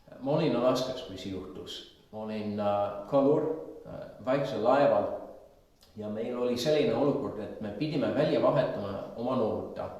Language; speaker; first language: Estonian; non-native, fluent; English